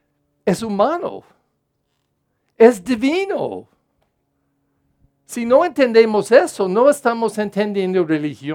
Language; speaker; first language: Spanish; non-native, fluent; English